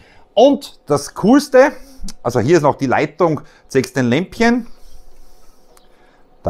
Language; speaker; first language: German; native; German